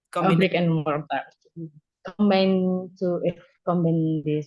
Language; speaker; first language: English; non-native, learner; Indonesian